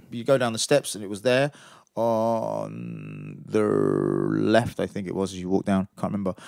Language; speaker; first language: English; native; English